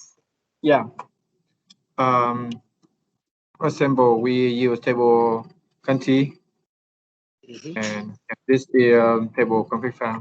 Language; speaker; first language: English; non-native, learner; Vietnamese